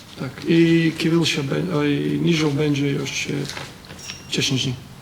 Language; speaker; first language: Polish; non-native, learner; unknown